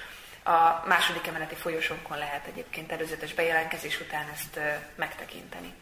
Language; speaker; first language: Hungarian; native; Hungarian